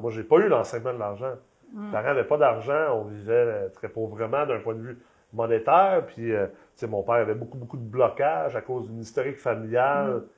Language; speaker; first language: French; native; French